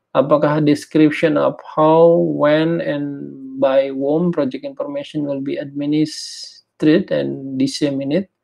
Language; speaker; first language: English; non-native, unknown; Indonesian